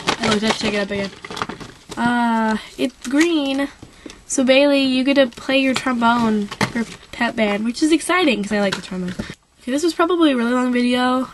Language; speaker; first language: English; native; English